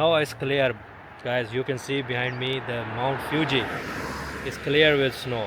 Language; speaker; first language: English; non-native, local second language; Urdu